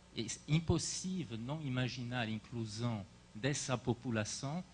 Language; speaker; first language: Portuguese; non-native, fluent; French